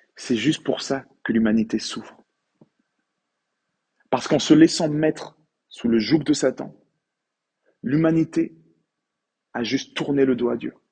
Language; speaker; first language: French; native; French